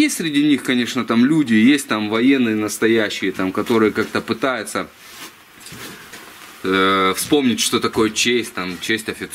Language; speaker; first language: Russian; native; Russian